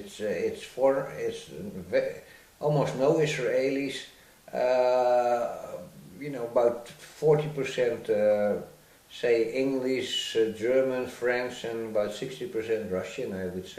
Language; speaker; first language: English; non-native, fluent; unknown